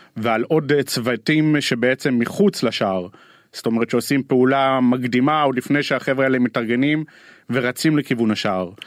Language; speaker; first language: Hebrew; native; Hebrew